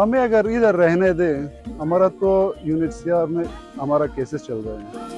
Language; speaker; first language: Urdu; non-native, learner; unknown